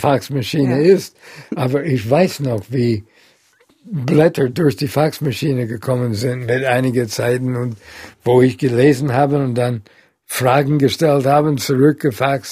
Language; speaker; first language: German; non-native, fluent; English